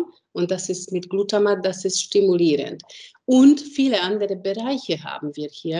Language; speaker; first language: German; non-native, fluent; Hungarian